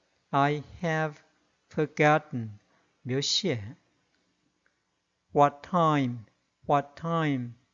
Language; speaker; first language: English; non-native, fluent; Korean